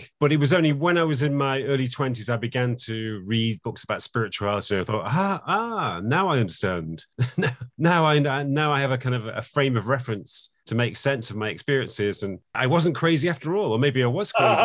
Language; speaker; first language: English; native; English